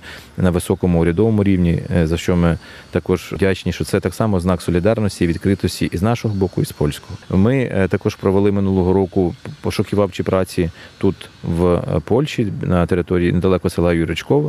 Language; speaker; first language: Ukrainian; native; Ukrainian